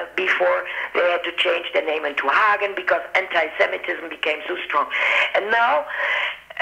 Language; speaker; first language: English; non-native, fluent; German